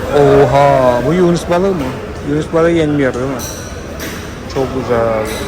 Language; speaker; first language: Turkish; non-native, fluent; Malayalam